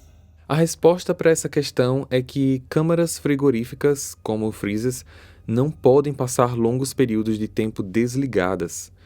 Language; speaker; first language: Portuguese; native; Portuguese